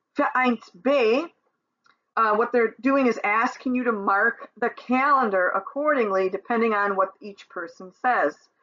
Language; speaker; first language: English; native; English